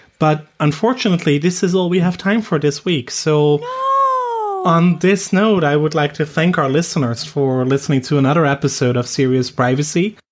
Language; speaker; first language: English; non-native, fluent; Dutch